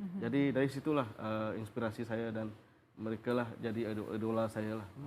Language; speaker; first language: Malay; non-native, local second language; Iban